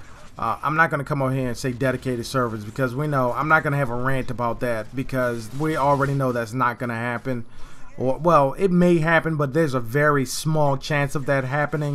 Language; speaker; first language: English; native; English